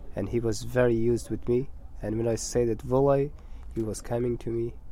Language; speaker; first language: English; non-native, learner; Persian